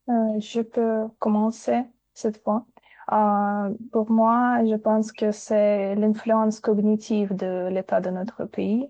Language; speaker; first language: French; non-native, fluent; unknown